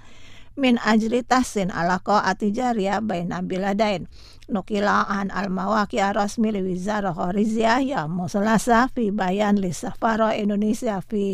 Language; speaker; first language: Arabic; non-native, fluent; Indonesian